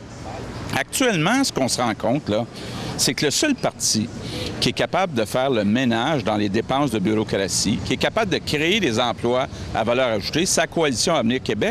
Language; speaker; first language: French; native; French